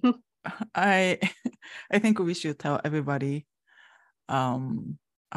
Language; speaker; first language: English; non-native, fluent; Japanese